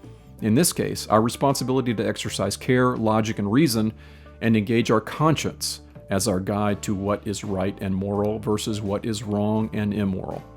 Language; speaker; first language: English; native; English